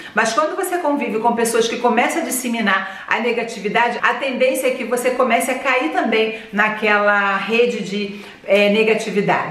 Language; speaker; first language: Portuguese; native; Portuguese